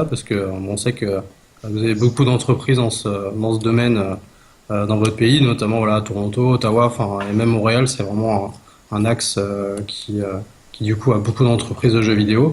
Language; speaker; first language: French; native; French